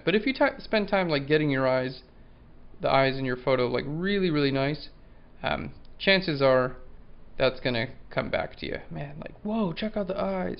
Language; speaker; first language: English; native; English